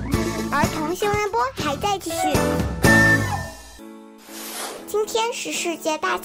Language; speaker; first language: Chinese; native; Chinese